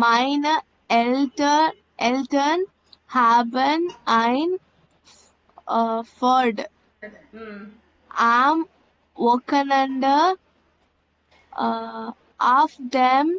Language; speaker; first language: German; non-native, learner; Tamil